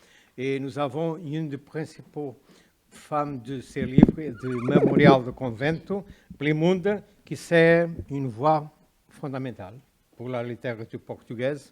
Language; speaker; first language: French; non-native, fluent; Portuguese